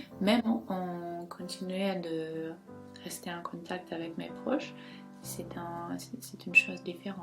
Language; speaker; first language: French; non-native, fluent; Ukrainian